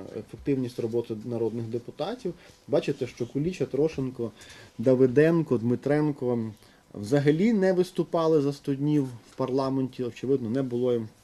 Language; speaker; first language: Ukrainian; native; Ukrainian